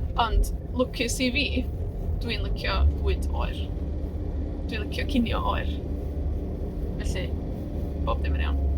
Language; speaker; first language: Welsh; non-native, learner; Spanish